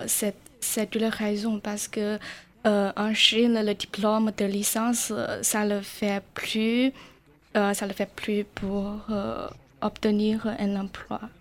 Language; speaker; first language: French; non-native, learner; Chinese